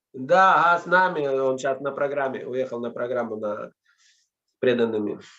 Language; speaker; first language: Russian; native; Russian